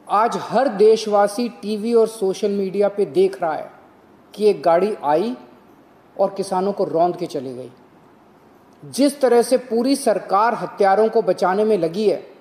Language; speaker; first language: Hindi; native; Hindi